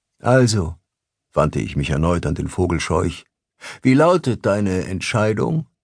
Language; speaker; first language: German; native; German